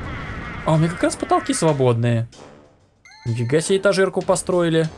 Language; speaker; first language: Russian; native; Russian